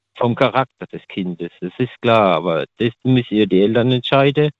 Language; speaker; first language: German; native; German